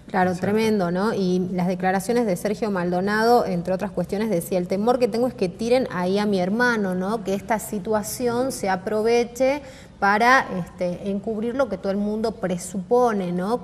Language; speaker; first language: Spanish; native; Spanish